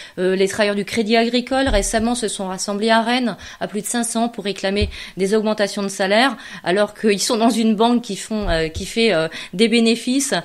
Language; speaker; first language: French; native; French